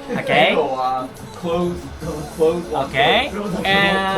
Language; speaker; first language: English; non-native, learner; Japanese